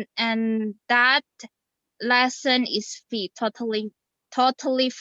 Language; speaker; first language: English; non-native, fluent; Indonesian